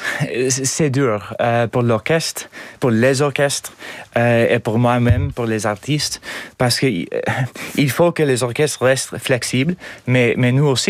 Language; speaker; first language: French; non-native, learner; English